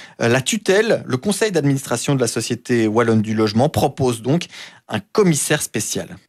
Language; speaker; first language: French; native; French